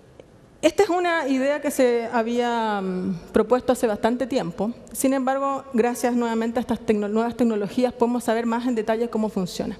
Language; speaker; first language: Spanish; native; Spanish